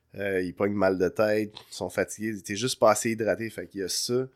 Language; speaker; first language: French; native; French